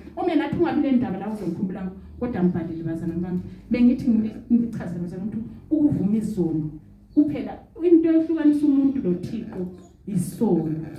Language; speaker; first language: Zulu; non-native, local second language; Xhosa